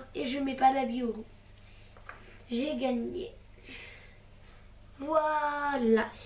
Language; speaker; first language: French; native; French